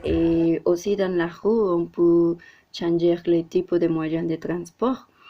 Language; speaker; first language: French; non-native, learner; Spanish